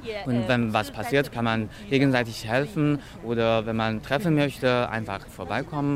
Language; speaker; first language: German; non-native, fluent; Chinese